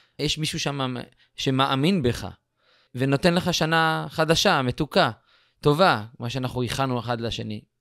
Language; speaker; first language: Hebrew; native; Hebrew